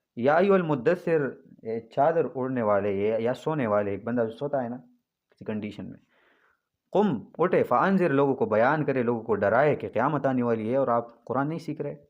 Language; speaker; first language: Urdu; non-native, local second language; Pashto